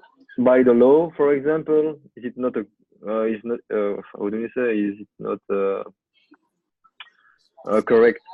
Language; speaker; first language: English; non-native, learner; French